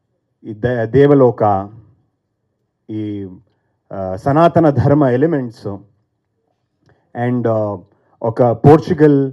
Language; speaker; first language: Telugu; non-native, fluent; Kannada